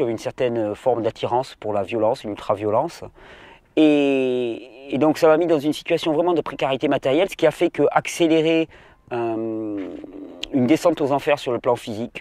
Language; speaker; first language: French; native; French